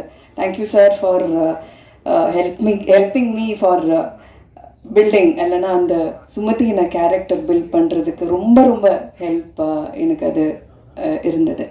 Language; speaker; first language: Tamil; non-native, fluent; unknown